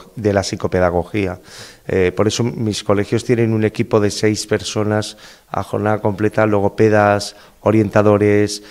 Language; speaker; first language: Spanish; native; Spanish